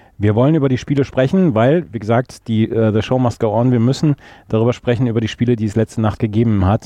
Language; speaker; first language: German; native; German